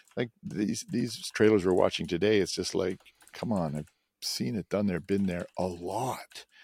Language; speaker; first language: English; native; English